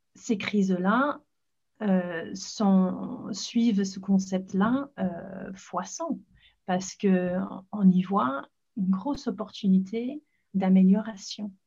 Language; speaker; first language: French; non-native, fluent; English